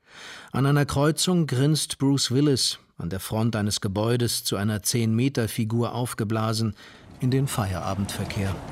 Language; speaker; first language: German; native; German